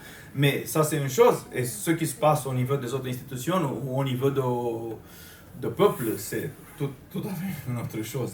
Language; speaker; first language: French; non-native, fluent; Romanian